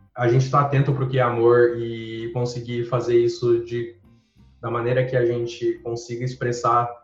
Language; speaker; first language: Portuguese; native; Portuguese